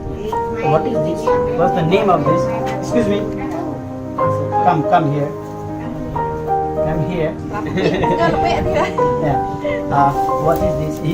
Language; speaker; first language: English; non-native, learner; Nepali